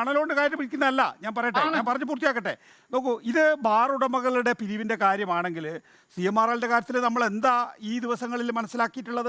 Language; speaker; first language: Malayalam; native; Malayalam